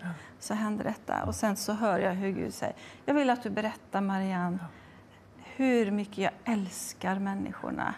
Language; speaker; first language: Swedish; native; Swedish